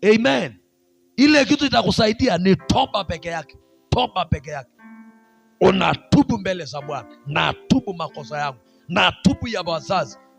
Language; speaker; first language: Swahili; non-native, local second language; Masai